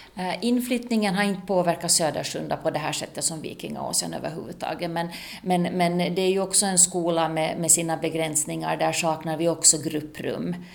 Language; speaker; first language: Swedish; native; Swedish